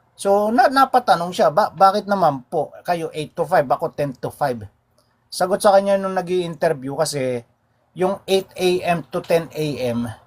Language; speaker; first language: Filipino; native; Filipino